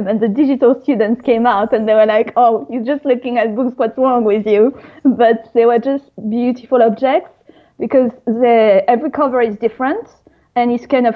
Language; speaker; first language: English; non-native, fluent; French